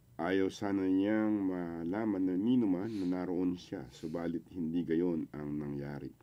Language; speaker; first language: Filipino; native; Filipino